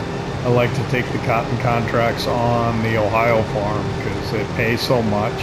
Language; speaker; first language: English; native; English